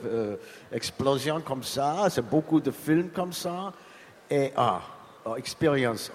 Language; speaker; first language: French; non-native, learner; English